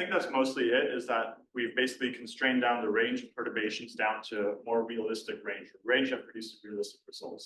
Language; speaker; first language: English; native; English